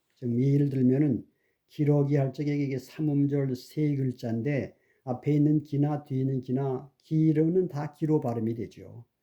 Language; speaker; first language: Korean; native; Korean